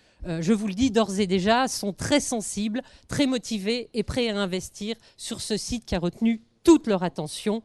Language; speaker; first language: French; native; French